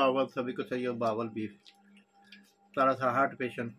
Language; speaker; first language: Filipino; non-native, learner; Urdu